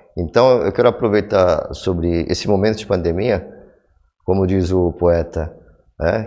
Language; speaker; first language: Portuguese; early bilingual, other home language; Korean